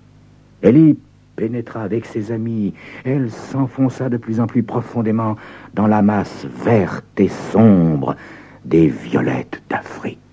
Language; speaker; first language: French; native; French